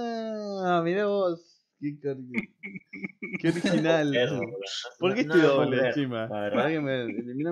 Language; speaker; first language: Spanish; native; Spanish